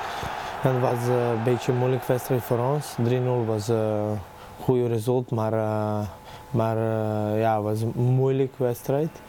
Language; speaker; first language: Dutch; non-native, learner; Serbian